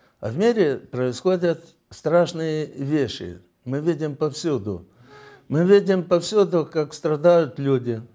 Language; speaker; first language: Russian; native; Russian